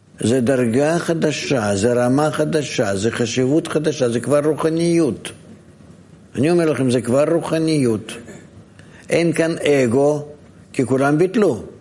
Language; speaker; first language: Hebrew; non-native, fluent; Russian